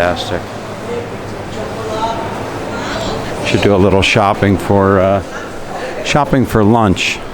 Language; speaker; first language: English; native; English